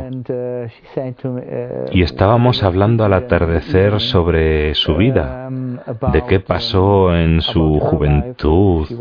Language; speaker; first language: Spanish; non-native, fluent; German